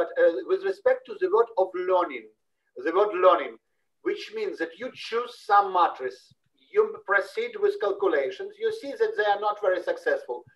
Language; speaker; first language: English; non-native, fluent; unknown